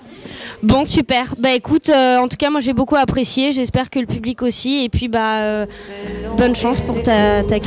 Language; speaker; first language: French; native; French